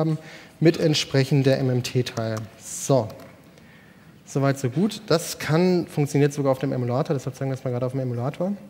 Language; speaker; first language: German; native; German